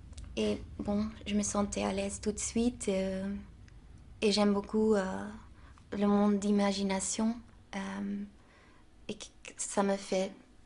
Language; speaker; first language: French; non-native, local second language; Dutch